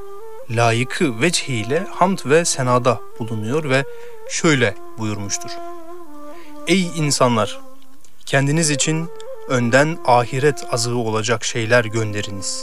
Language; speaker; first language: Turkish; native; Turkish